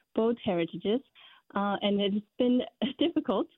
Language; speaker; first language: English; non-native, fluent; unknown